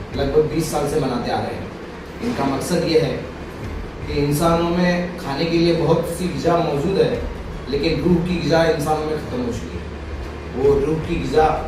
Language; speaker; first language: Hindi; non-native, local second language; Urdu